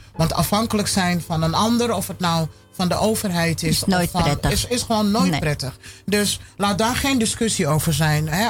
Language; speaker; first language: Dutch; early bilingual, other home language; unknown